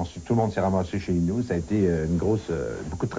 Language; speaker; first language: French; native; French